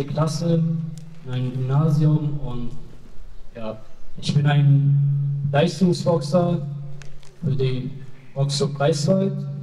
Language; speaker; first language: German; early bilingual, other home language; Persian